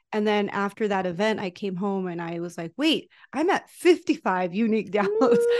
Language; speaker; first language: English; early bilingual, other home language; Spanish